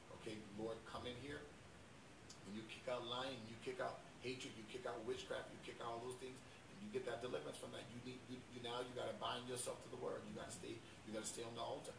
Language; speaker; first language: English; native; English